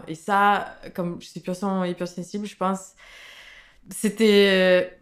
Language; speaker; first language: French; non-native, learner; Russian